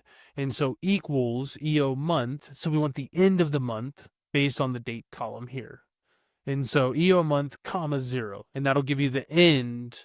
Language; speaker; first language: English; native; English